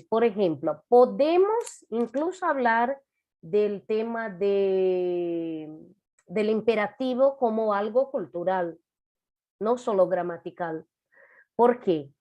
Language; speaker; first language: Spanish; non-native, fluent; Portuguese